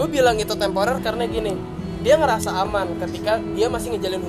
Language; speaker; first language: Indonesian; native; Indonesian